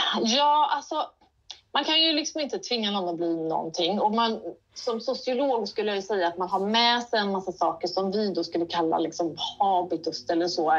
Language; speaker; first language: Swedish; native; Swedish